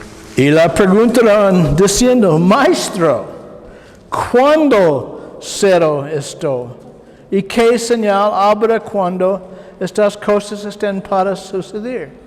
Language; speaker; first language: Spanish; non-native, learner; English